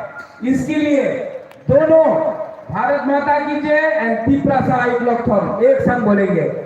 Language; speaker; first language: Hindi; non-native, local second language; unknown